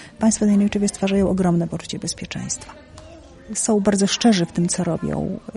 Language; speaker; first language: Polish; native; Polish